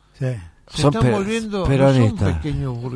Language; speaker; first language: Spanish; native; Spanish